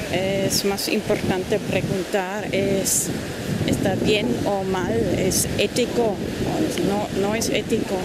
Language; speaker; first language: Spanish; non-native, fluent; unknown